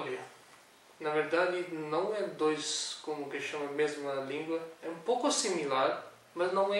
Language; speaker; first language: Portuguese; non-native, learner; Urdu